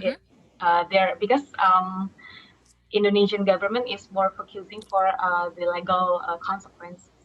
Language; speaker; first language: English; non-native, fluent; Indonesian